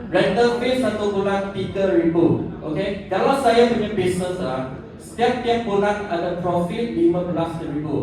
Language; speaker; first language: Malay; non-native, local second language; Chinese